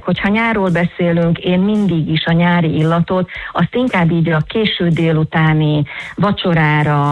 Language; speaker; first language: Hungarian; native; Hungarian